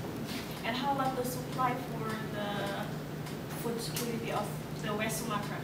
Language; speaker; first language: English; non-native, learner; Indonesian